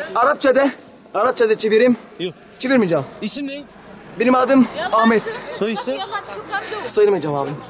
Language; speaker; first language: Turkish; non-native, fluent; Arabic